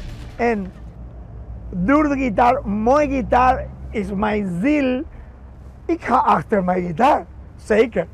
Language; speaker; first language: Dutch; non-native, learner; Spanish